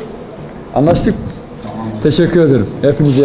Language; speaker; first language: Turkish; native; Turkish